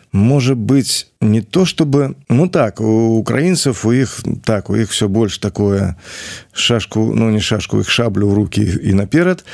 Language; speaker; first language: Belarusian; non-native, local second language; Russian